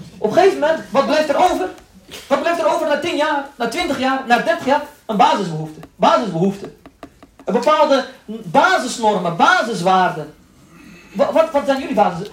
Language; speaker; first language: Dutch; early bilingual, other home language; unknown